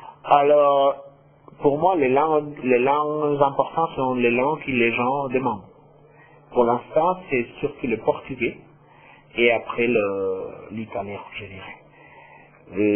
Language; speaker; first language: French; non-native, fluent; Spanish